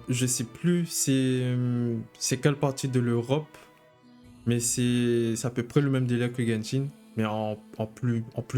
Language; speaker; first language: French; native; French